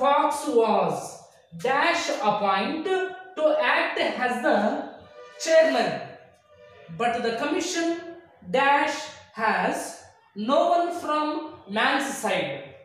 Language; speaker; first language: English; non-native, local second language; Kannada